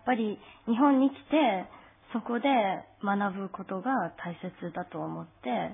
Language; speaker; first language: Japanese; non-native, fluent; English